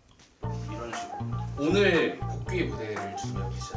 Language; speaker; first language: Korean; native; Korean